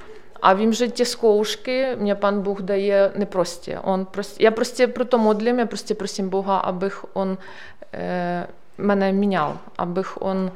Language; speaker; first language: Czech; non-native, learner; Ukrainian